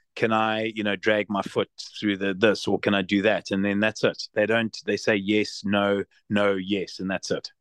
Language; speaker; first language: English; native; English